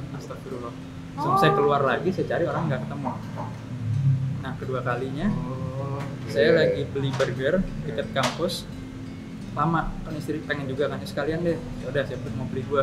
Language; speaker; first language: Indonesian; native; Indonesian